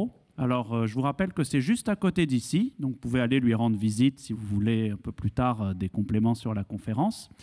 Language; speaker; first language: French; native; French